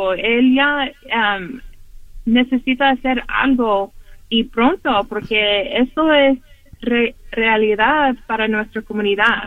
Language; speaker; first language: Spanish; early bilingual, heritage; Spanish